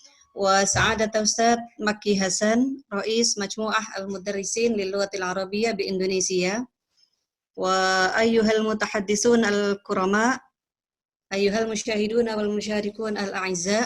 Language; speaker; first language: Arabic; non-native, fluent; Indonesian